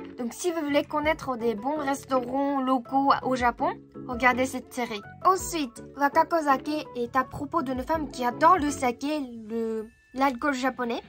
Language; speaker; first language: French; non-native, fluent; Japanese